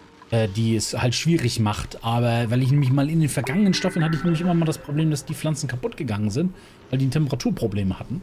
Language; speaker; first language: German; native; German